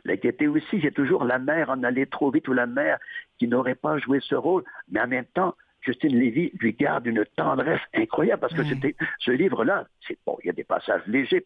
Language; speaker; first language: French; native; French